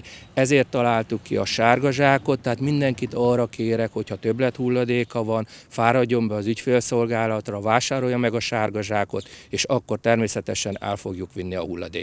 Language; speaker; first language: Hungarian; native; Hungarian